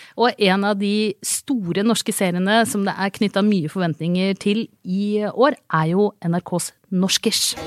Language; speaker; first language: Norwegian; native; Norwegian